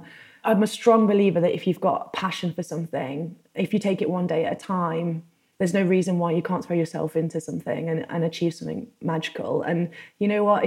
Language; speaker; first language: English; native; English